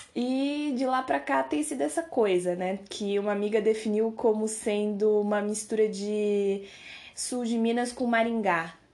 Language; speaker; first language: Portuguese; native; Portuguese